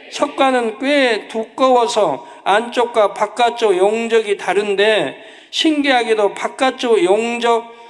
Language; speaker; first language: Korean; native; Korean